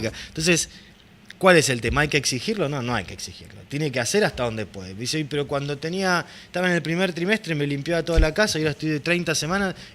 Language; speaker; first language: Spanish; native; Spanish